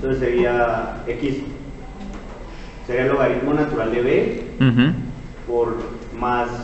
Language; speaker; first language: Spanish; native; Spanish